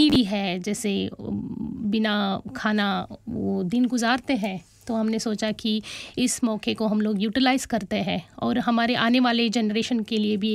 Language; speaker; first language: Hindi; non-native, local second language; Kannada